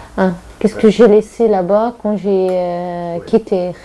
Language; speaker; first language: French; non-native, local second language; Arabic